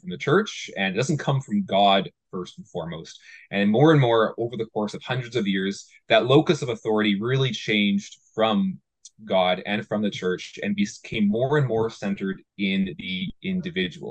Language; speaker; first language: English; native; English